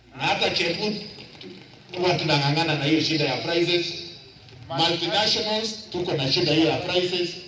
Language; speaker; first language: Swahili; non-native, local second language; Kalenjin